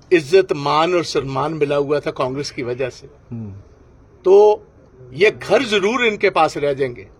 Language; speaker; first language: Hindi; non-native, local second language; Punjabi